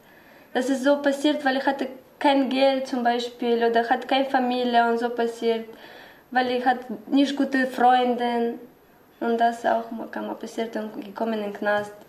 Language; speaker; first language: German; non-native, learner; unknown